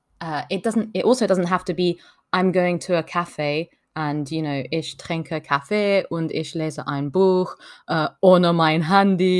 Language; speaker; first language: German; non-native, learner; French